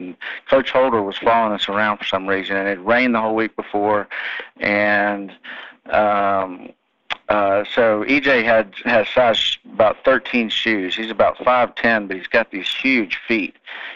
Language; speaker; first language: English; native; English